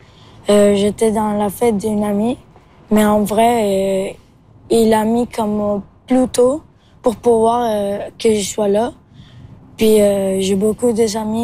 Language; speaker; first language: French; early bilingual, other home language; Spanish